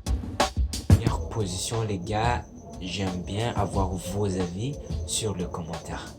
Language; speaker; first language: French; non-native, local second language; Malagasy